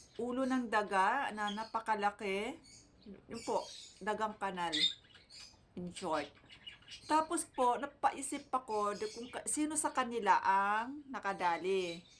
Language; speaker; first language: Filipino; non-native, local second language; Cebuano